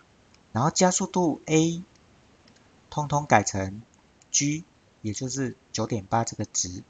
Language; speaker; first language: Chinese; native; Chinese